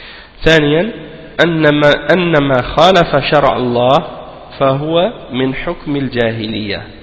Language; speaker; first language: Arabic; non-native, fluent; French